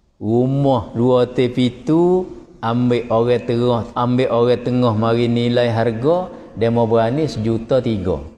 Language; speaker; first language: Malay; native; Malay